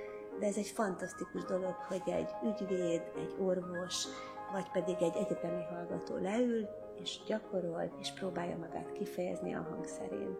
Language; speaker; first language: Hungarian; native; Hungarian